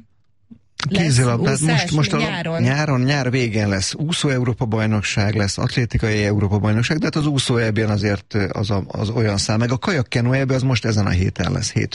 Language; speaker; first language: Hungarian; native; Hungarian